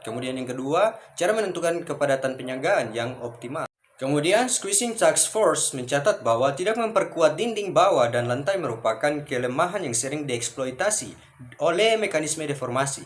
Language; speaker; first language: Indonesian; native; Indonesian